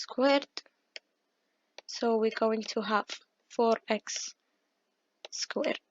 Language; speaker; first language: English; non-native, fluent; Arabic